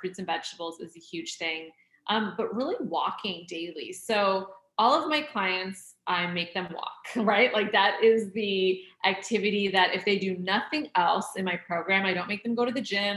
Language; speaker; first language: English; native; English